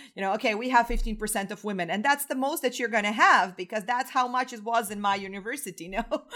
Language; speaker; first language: English; non-native, fluent; Croatian